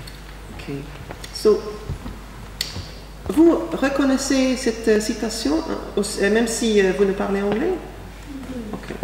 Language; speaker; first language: French; non-native, fluent; English